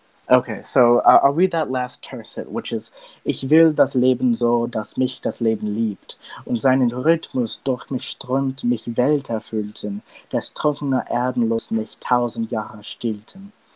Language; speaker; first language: German; non-native, fluent; English